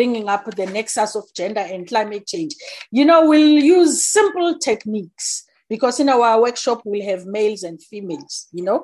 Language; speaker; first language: English; non-native, local second language; Zulu